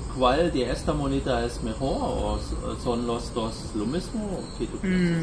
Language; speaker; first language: Spanish; non-native, learner; German